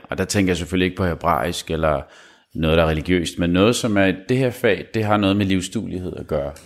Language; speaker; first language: Danish; early bilingual, other home language; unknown